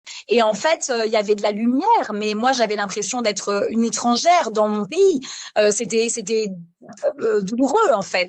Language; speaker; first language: French; native; French